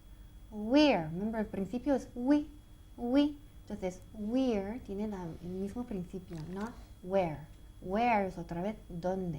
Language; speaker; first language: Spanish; non-native, fluent; English